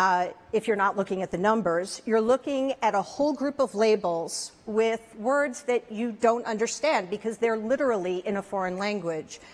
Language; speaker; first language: English; native; English